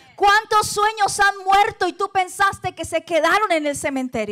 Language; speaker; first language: Spanish; native; Spanish